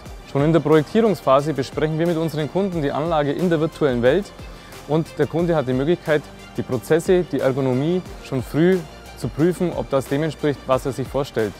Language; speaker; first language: German; native; German